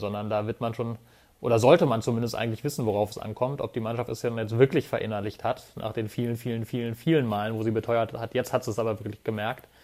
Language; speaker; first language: German; native; German